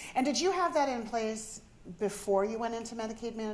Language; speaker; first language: English; native; English